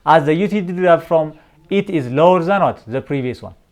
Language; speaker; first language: English; non-native, local second language; Amharic